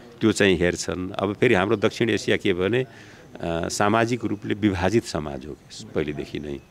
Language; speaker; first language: Nepali; non-native, local second language; Bhojpuri